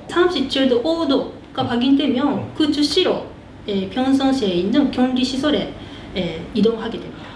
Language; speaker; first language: Korean; early bilingual, heritage; Korean